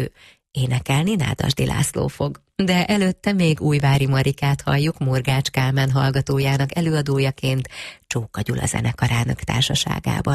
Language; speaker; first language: Hungarian; native; Hungarian